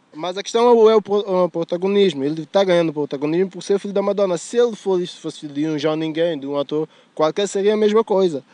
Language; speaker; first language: Portuguese; non-native, local second language; French